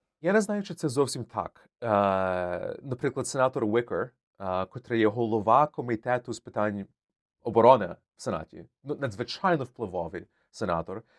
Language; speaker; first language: Ukrainian; early bilingual, heritage; Ukrainian